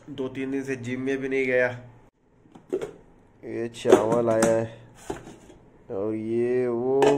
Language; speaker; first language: Hindi; non-native, local second language; Urdu